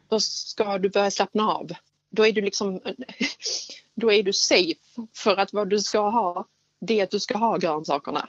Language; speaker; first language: Swedish; native; Swedish